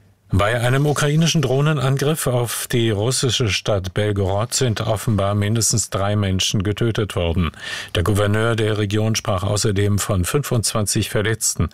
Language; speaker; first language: German; native; German